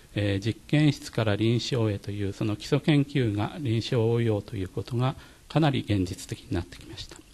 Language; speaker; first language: Japanese; native; Japanese